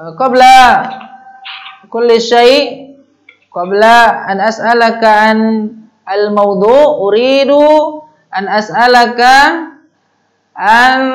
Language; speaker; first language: Arabic; non-native, fluent; Indonesian